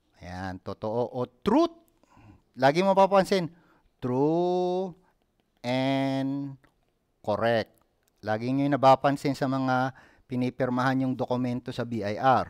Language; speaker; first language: Filipino; native; Filipino